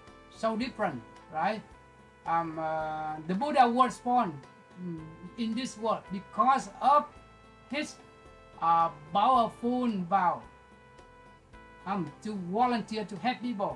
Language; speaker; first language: English; non-native, local second language; Vietnamese